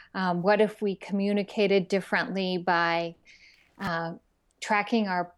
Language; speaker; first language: English; native; English